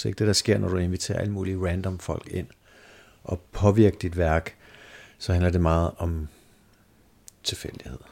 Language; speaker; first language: Danish; native; Danish